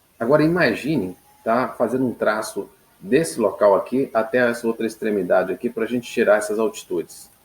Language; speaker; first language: Portuguese; native; Portuguese